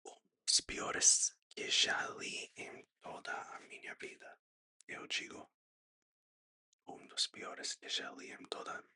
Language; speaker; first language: Portuguese; non-native, learner; English